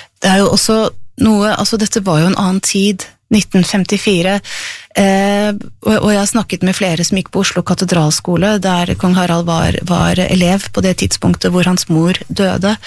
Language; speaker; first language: Norwegian; native; Norwegian